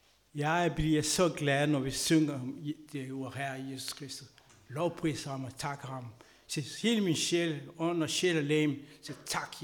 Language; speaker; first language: Danish; non-native, fluent; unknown